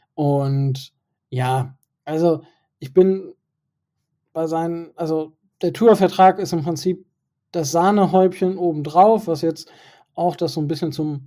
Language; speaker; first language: German; native; German